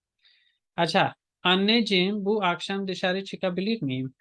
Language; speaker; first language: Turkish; non-native, fluent; Urdu